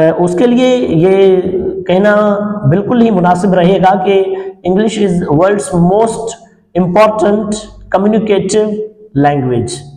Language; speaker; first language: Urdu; non-native, local second language; Sindhi